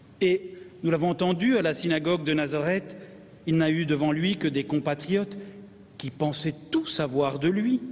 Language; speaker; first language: French; native; French